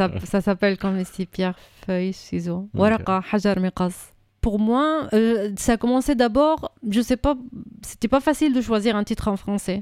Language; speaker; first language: French; non-native, fluent; Arabic